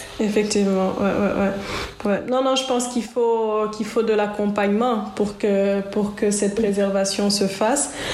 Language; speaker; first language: French; non-native, local second language; Wolof